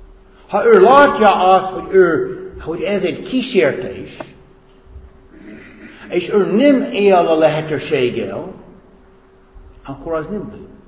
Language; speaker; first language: Hungarian; non-native, fluent; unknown